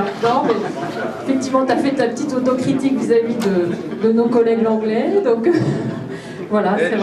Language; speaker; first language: French; native; French